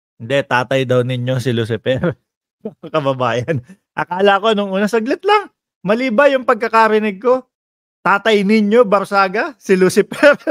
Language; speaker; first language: Filipino; native; Filipino